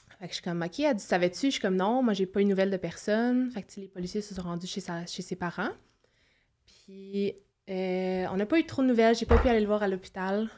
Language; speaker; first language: French; native; French